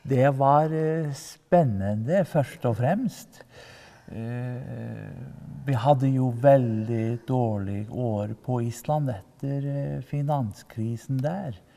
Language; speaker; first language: Norwegian; non-native, fluent; Icelandic